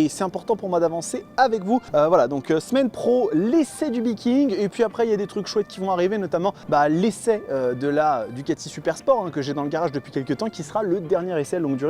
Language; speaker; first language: French; native; French